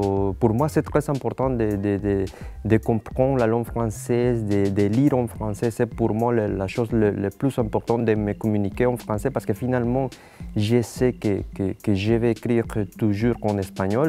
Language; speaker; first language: French; non-native, fluent; Spanish